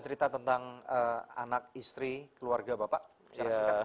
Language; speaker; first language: Indonesian; native; Indonesian